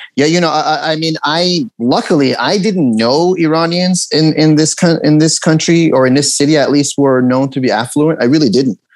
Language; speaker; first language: English; early bilingual, other home language; Persian